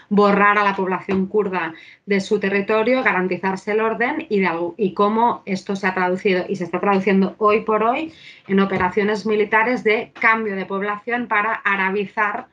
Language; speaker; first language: Spanish; native; Spanish